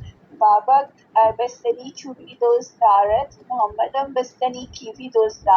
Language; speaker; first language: Persian; non-native, learner; Urdu